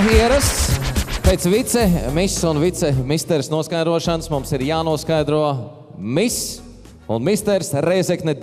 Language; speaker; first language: Latvian; native; Latvian